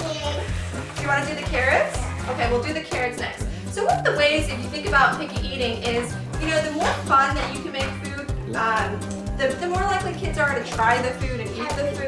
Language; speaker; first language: English; native; English